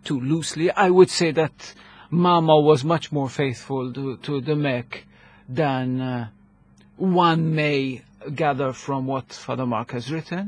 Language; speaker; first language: English; non-native, local second language; Maltese